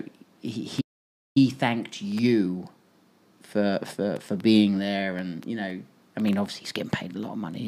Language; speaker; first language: English; native; English